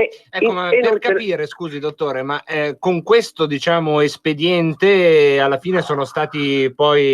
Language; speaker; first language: Italian; native; Italian